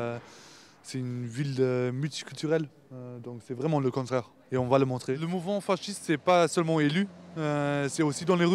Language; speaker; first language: French; non-native, fluent; Turkish